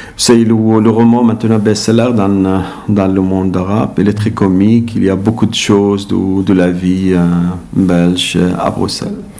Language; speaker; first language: French; non-native, learner; Arabic